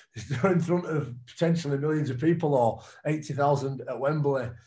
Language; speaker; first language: English; native; English